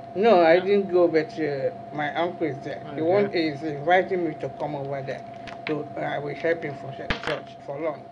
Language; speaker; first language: English; non-native, local second language; Igbo